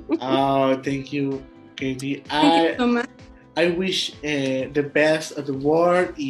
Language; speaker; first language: English; non-native, learner; Spanish